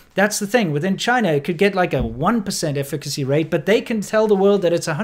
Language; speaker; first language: English; native; English